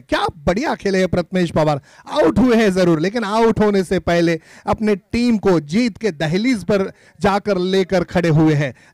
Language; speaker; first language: Hindi; non-native, local second language; Marathi